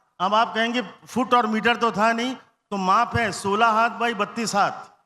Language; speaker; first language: Hindi; non-native, local second language; Bangla